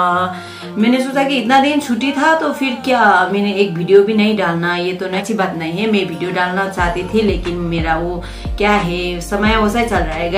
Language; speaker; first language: Hindi; non-native, local second language; Nepali